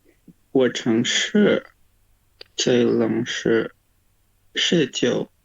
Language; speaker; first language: Chinese; non-native, learner; Indonesian